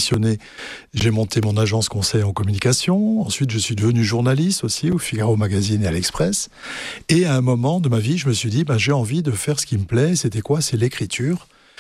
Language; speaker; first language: French; native; French